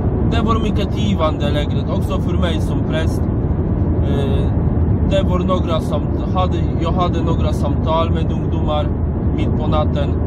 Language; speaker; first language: Swedish; non-native, fluent; Polish